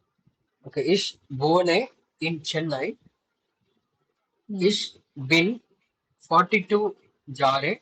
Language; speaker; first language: German; non-native, learner; Tamil